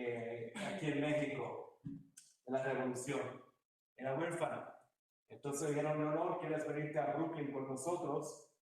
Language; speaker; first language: Spanish; early bilingual, heritage; Spanish